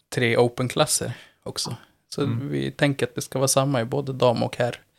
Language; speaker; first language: Swedish; native; Swedish